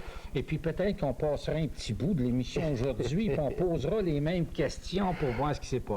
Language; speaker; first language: French; native; French